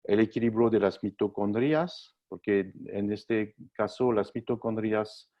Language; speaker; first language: Spanish; non-native, learner; French